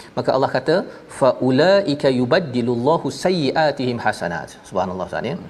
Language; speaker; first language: Malay; native; Malay